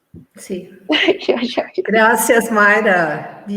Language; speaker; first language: Spanish; non-native, learner; Portuguese